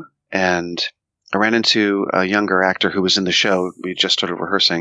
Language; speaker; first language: English; native; English